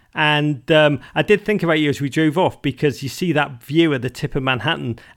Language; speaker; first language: English; native; English